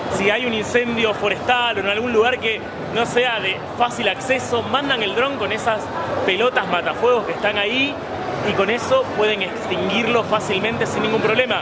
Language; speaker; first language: Spanish; native; Spanish